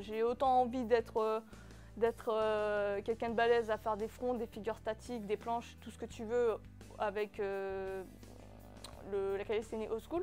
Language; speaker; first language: French; native; French